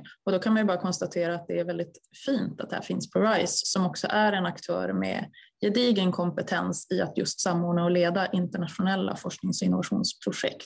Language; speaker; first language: Swedish; native; Swedish